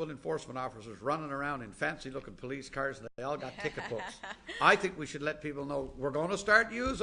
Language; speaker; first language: English; native; English